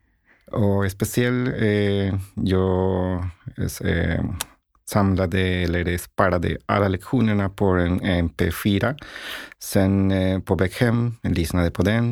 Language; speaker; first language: Swedish; non-native, learner; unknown